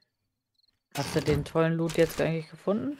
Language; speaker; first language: German; native; German